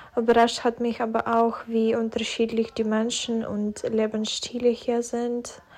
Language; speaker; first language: German; non-native, fluent; Ukrainian